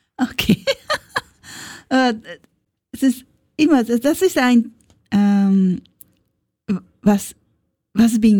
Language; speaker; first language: German; non-native, learner; Japanese